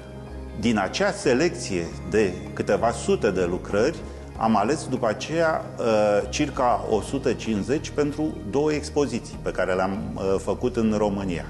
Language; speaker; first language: Romanian; native; Romanian